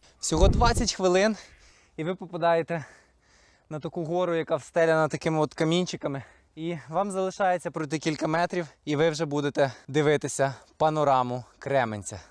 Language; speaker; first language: Ukrainian; native; Ukrainian